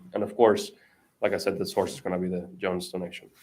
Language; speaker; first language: English; non-native, fluent; Spanish